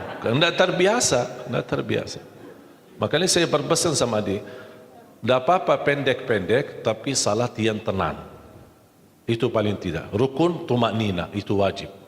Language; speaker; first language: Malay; non-native, fluent; Arabic